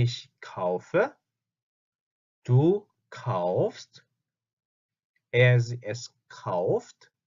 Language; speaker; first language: German; non-native, fluent; Korean